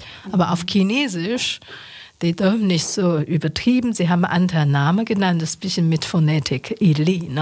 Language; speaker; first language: German; non-native, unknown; Chinese